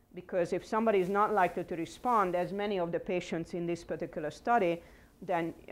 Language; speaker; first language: English; non-native, fluent; Hungarian